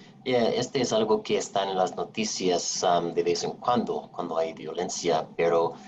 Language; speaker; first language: Spanish; non-native, fluent; English